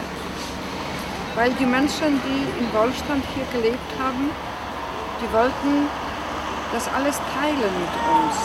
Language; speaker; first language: German; non-native, fluent; Polish